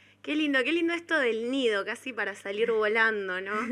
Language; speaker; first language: Spanish; native; Spanish